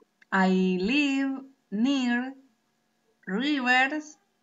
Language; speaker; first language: English; non-native, learner; Spanish